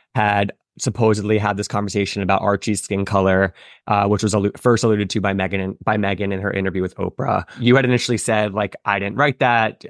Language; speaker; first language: English; native; English